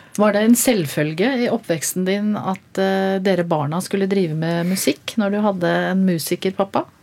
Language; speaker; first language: Norwegian; native; Norwegian